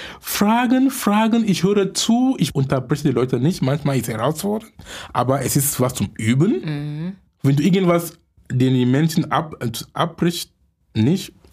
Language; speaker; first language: German; non-native, fluent; English